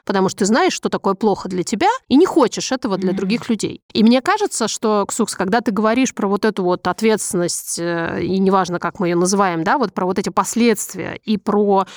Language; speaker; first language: Russian; native; Russian